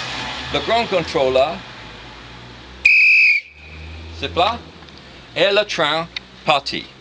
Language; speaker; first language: French; non-native, learner; English